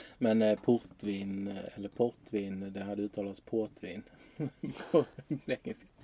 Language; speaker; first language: Swedish; native; Swedish